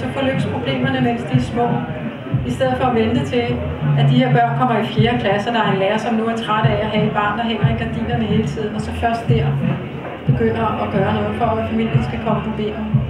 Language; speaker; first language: Danish; native; Danish